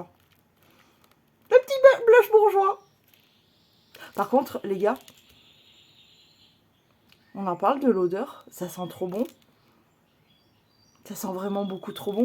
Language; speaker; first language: French; native; French